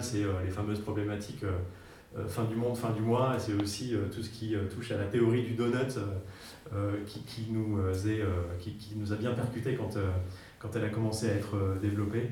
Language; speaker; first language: French; native; French